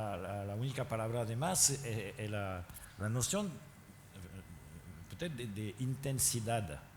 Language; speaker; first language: Spanish; non-native, learner; French